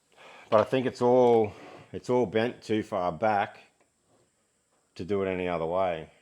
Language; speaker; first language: English; native; English